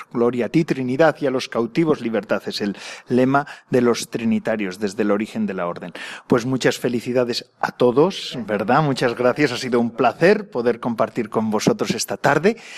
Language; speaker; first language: Spanish; native; Spanish